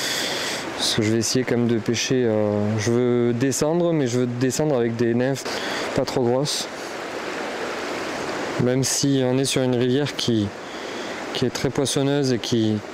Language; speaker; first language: French; native; French